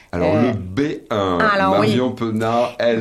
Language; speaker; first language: French; native; French